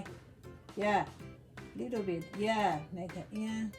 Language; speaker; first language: English; non-native, learner; Chinese